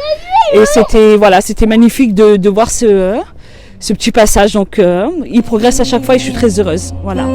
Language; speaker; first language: French; native; French